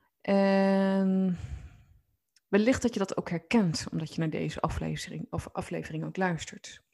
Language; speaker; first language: Dutch; native; Dutch